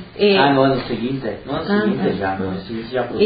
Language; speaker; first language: Portuguese; non-native, local second language; Italian